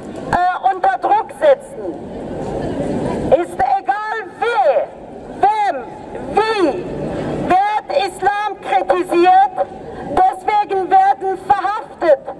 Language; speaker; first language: German; non-native, fluent; Persian